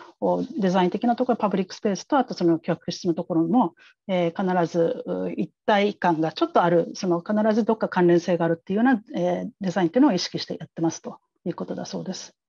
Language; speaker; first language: Japanese; native; Japanese